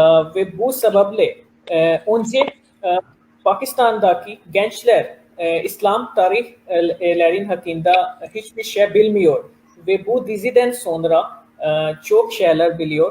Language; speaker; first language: Turkish; non-native, learner; Urdu